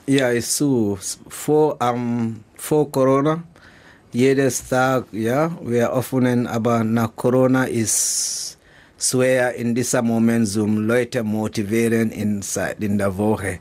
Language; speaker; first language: German; non-native, learner; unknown